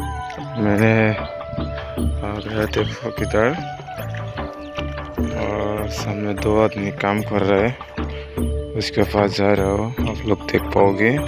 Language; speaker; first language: Hindi; non-native, local second language; Assamese